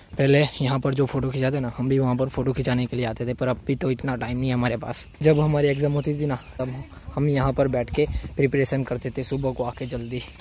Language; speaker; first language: Hindi; non-native, local second language; Gujarati